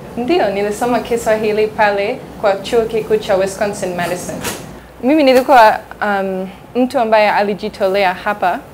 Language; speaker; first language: Swahili; non-native, fluent; English